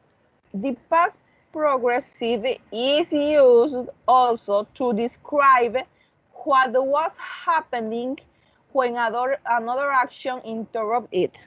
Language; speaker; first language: English; non-native, learner; Spanish